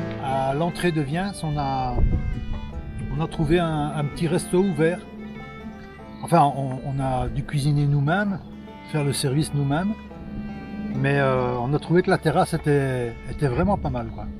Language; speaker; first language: French; native; French